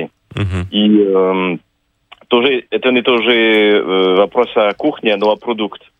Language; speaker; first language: Russian; non-native, fluent; French